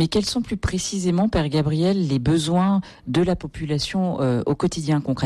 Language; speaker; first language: French; native; French